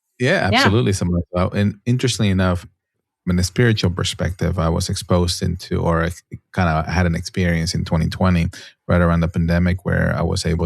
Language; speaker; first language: English; non-native, fluent; Spanish